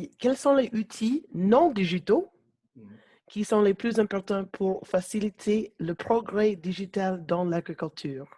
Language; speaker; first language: French; non-native, learner; English